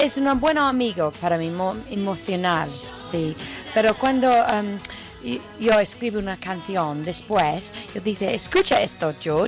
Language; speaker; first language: Spanish; non-native, learner; English